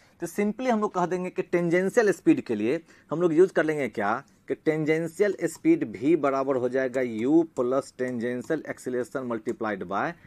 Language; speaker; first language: Hindi; native; Hindi